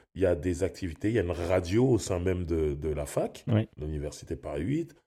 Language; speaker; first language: French; native; French